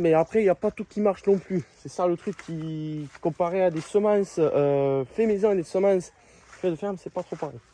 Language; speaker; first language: French; native; French